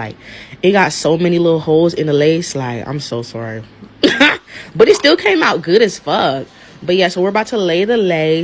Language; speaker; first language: English; native; English